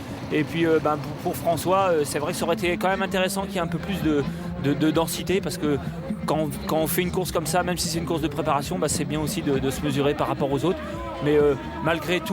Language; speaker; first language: French; native; French